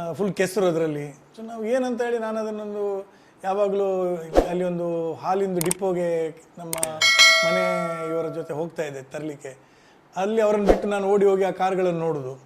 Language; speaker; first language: Kannada; native; Kannada